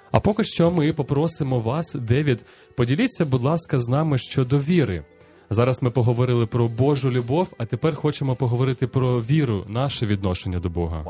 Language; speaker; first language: Ukrainian; native; Ukrainian